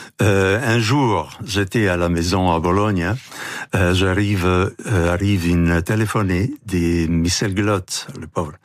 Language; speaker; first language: French; non-native, fluent; Italian